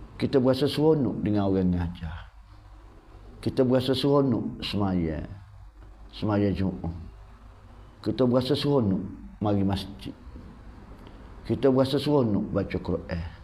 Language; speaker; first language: Malay; native; Malay